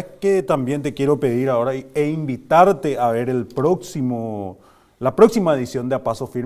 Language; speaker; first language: Spanish; native; Spanish